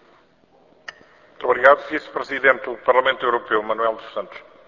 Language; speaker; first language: Portuguese; native; Portuguese